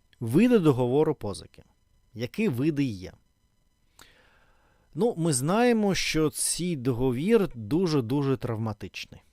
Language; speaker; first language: Ukrainian; non-native, local second language; Russian